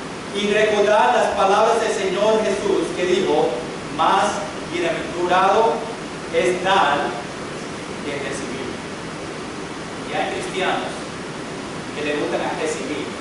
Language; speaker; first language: Spanish; non-native, fluent; English